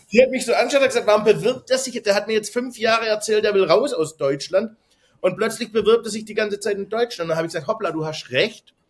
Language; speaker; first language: German; native; German